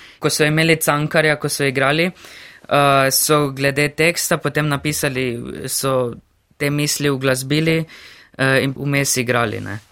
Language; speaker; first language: Slovenian; native; Slovenian